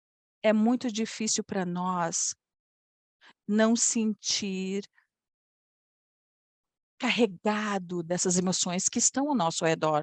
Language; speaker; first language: Portuguese; non-native, fluent; Polish